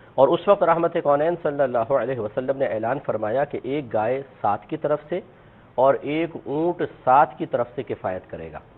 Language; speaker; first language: Urdu; native; Urdu